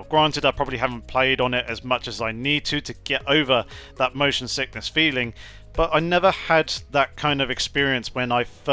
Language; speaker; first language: English; native; English